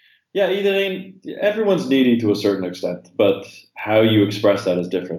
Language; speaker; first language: English; native; English